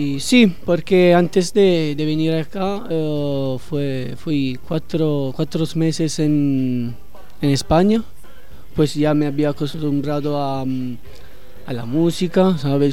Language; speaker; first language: Spanish; non-native, learner; Italian